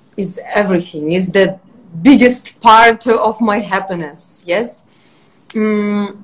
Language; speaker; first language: English; non-native, fluent; Russian